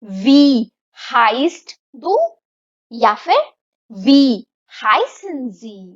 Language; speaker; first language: German; non-native, fluent; Hindi